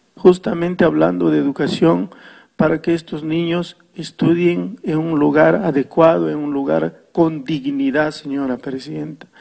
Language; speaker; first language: Spanish; non-native, local second language; Quechua